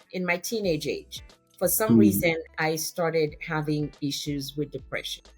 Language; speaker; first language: English; non-native, fluent; French